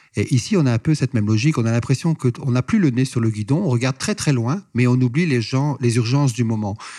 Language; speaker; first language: French; native; French